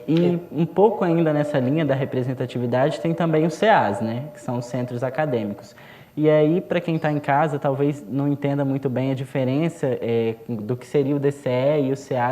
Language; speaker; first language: Portuguese; native; Portuguese